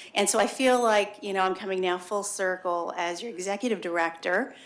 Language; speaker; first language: English; native; English